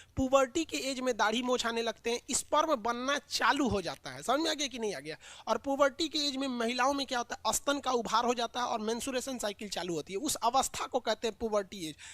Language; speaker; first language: Hindi; native; Hindi